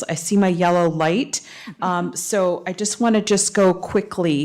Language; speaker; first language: English; native; English